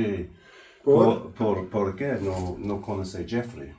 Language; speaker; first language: Spanish; non-native, learner; English